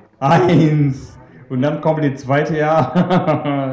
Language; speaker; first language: German; non-native, fluent; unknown